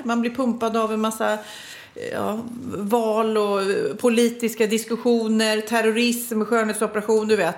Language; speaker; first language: Swedish; native; Swedish